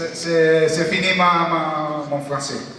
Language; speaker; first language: French; non-native, learner; Italian